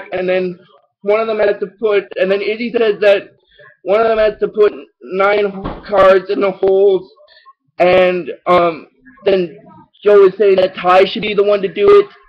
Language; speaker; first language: English; native; English